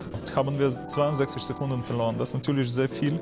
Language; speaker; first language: German; non-native, learner; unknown